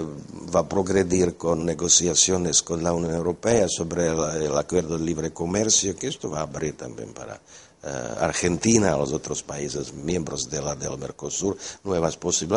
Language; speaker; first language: Spanish; non-native, fluent; Slovak